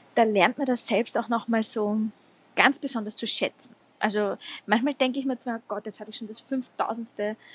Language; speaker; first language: German; native; German